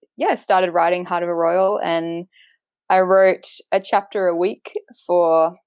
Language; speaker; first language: English; native; English